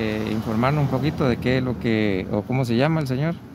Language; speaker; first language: Spanish; native; Spanish